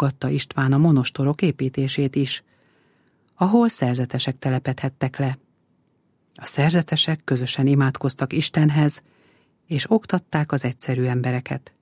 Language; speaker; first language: Hungarian; native; Hungarian